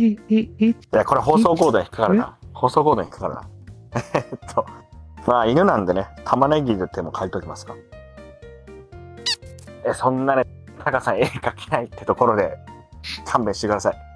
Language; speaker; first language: Japanese; native; Japanese